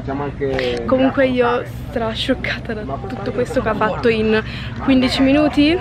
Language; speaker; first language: Italian; native; Italian